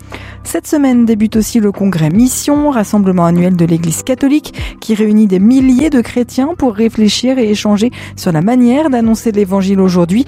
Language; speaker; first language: French; native; French